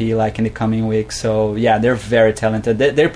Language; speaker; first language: English; non-native, fluent; Portuguese